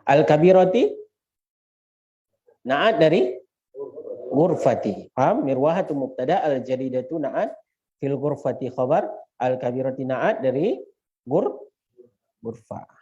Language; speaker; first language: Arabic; non-native, fluent; Indonesian